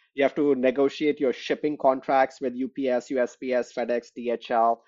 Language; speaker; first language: English; non-native, local second language; Hindi